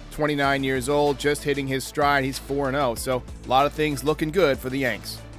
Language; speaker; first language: English; native; English